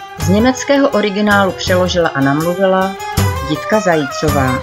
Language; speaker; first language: Czech; native; Czech